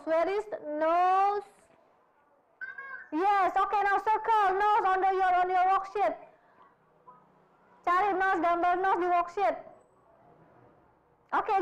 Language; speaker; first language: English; non-native, fluent; Indonesian